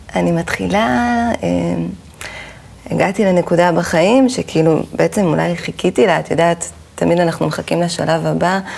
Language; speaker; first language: Hebrew; native; Hebrew